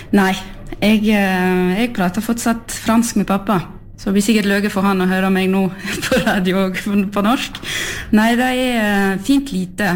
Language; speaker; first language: Norwegian; early bilingual, heritage; French